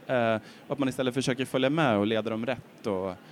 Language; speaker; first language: Swedish; native; Swedish